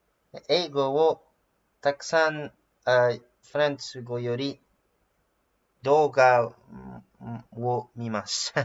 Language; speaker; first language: Japanese; non-native, learner; English